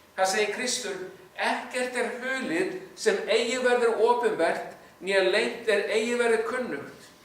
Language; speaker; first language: Icelandic; non-native, fluent; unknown